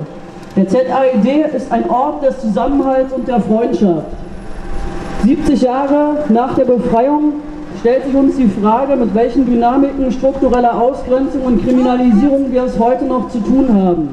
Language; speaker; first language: German; native; German